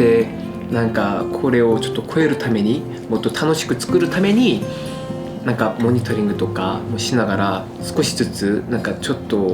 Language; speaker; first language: Japanese; non-native, fluent; Korean